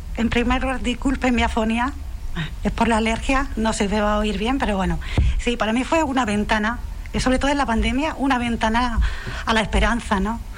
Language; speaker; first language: Spanish; native; Spanish